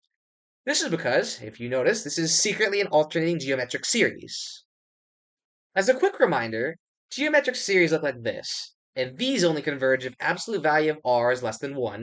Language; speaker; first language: English; native; English